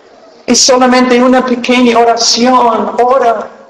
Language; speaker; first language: Spanish; non-native, fluent; English